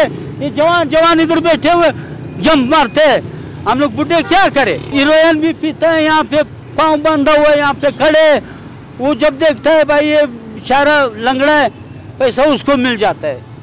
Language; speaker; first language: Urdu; non-native, local second language; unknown